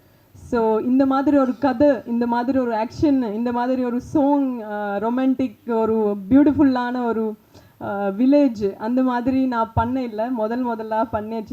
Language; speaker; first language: Tamil; non-native, fluent; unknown